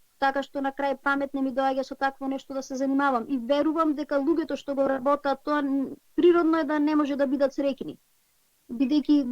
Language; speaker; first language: Macedonian; native; Macedonian